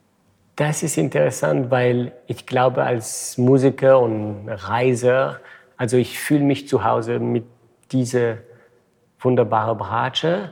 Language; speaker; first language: German; non-native, fluent; French